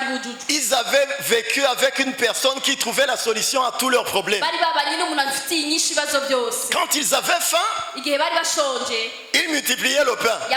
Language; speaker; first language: French; non-native, local second language; Rundi